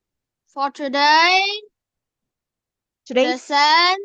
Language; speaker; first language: English; non-native, learner; Vietnamese